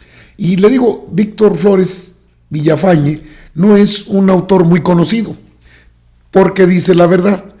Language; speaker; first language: Spanish; native; Spanish